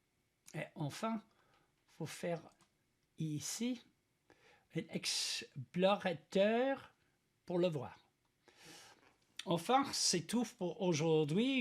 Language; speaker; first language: French; non-native, learner; English